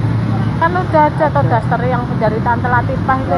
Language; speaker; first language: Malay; non-native, local second language; Javanese